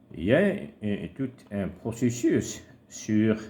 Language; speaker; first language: French; non-native, local second language; Arabic